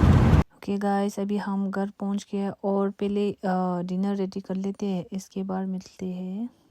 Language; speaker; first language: Hindi; non-native, local second language; Tibetan